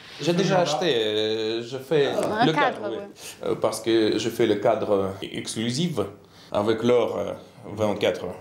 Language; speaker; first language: French; non-native, learner; Russian